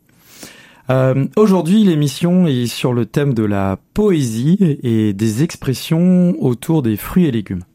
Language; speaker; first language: French; native; French